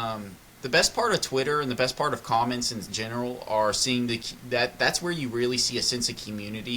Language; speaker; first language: English; native; English